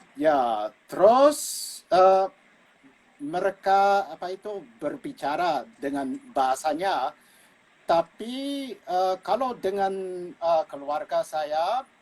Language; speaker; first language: Indonesian; non-native, fluent; English